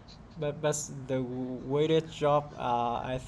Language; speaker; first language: English; non-native, learner; Vietnamese